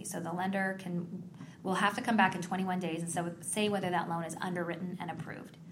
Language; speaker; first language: English; native; English